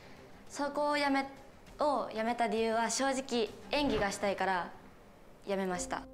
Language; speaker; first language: Japanese; native; Japanese